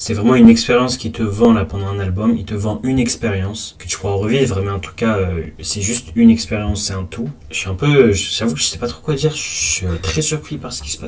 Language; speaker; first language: French; native; French